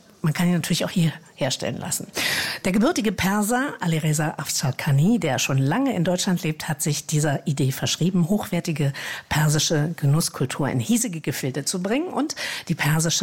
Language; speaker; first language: German; native; German